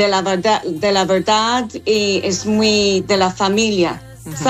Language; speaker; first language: Spanish; non-native, fluent; English